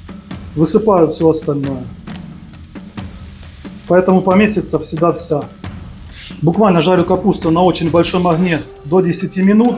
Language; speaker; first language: Russian; native; Russian